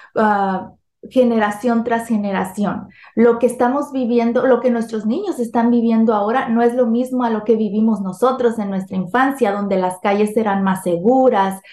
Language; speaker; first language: Spanish; native; Spanish